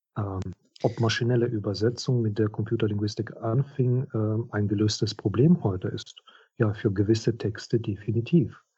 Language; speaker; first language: German; non-native, fluent; Russian